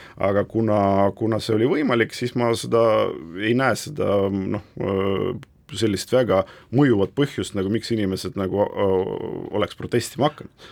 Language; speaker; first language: Estonian; non-native, local second language; Russian